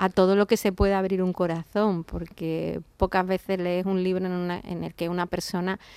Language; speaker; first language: Spanish; native; Spanish